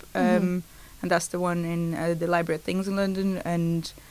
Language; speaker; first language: English; non-native, fluent; Portuguese